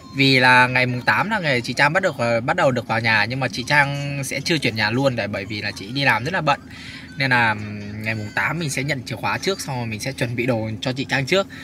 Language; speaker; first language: Vietnamese; native; Vietnamese